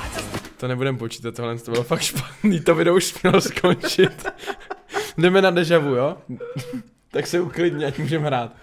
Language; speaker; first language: Czech; native; Czech